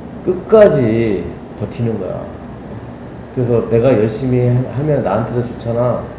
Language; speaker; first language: Korean; native; Korean